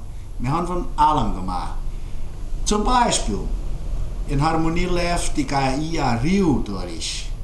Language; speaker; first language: German; early bilingual, heritage; German